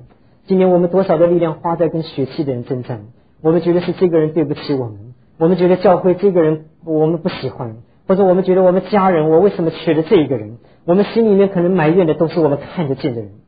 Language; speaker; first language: Chinese; native; Chinese